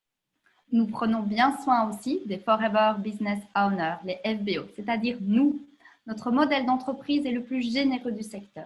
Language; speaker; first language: French; native; French